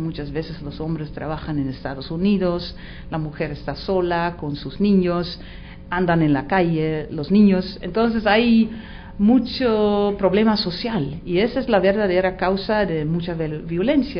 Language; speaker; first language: Spanish; non-native, fluent; Dutch